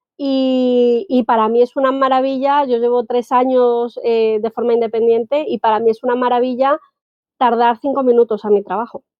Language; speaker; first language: Spanish; native; Spanish